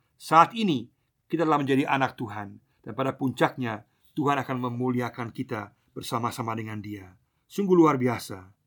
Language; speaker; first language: Indonesian; non-native, fluent; German